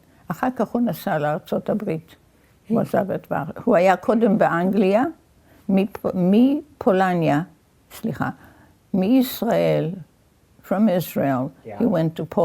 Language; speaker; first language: Hebrew; early bilingual, other home language; Yiddish